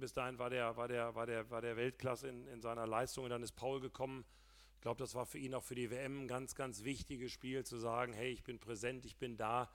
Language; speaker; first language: German; native; German